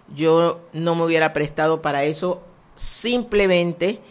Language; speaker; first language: Spanish; native; Spanish